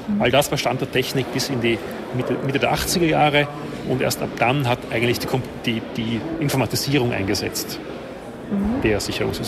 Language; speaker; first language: German; native; German